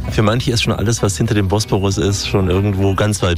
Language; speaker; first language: German; native; German